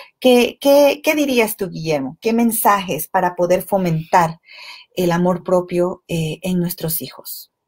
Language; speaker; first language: Spanish; native; Spanish